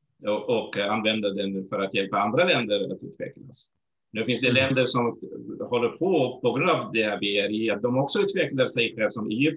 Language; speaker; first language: Swedish; non-native, fluent; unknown